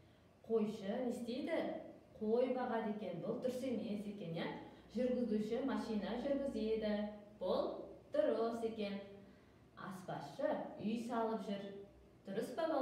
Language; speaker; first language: Kazakh; native; Kazakh